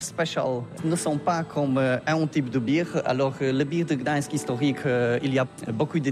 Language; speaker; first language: French; non-native, learner; Polish